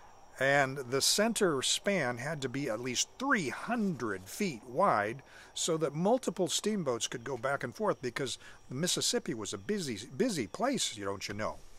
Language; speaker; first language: English; native; English